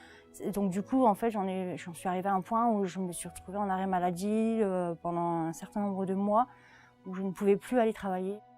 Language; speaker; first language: French; native; French